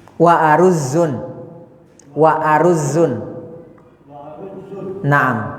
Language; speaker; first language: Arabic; non-native, fluent; Indonesian